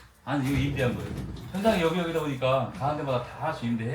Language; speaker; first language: Korean; native; Korean